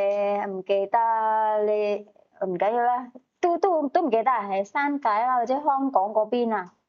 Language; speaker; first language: Cantonese; native; Cantonese